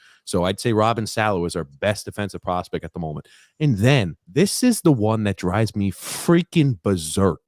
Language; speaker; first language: English; native; English